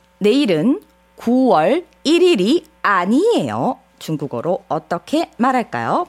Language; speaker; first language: Korean; native; Korean